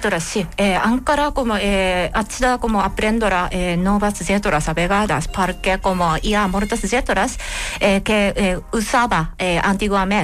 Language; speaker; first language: Catalan; non-native, learner; Japanese